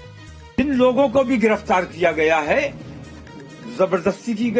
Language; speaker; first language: Hindi; native; Hindi